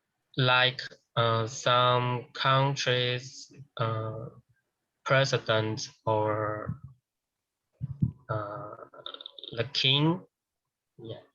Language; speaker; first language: English; non-native, learner; Chinese